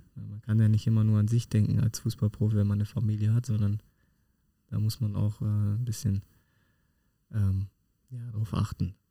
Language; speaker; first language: German; native; German